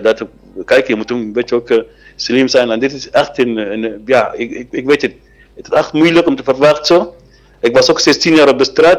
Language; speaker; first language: Dutch; non-native, fluent; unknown